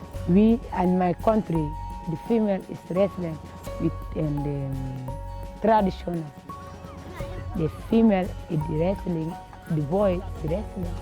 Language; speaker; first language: English; non-native, local second language; Wolof